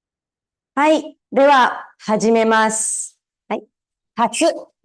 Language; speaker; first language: Japanese; non-native, fluent; Tamil